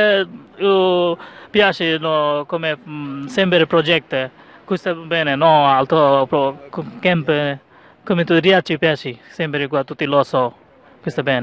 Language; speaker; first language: Italian; non-native, learner; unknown